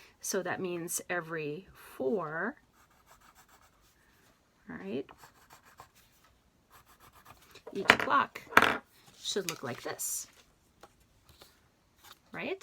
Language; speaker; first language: English; native; English